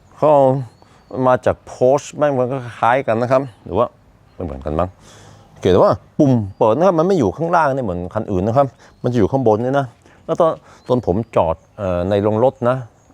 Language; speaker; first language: Thai; non-native, fluent; Norwegian